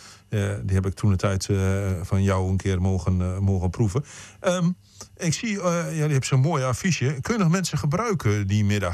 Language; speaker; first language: Dutch; native; Dutch